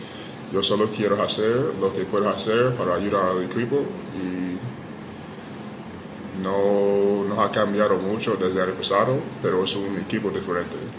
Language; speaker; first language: Spanish; non-native, fluent; English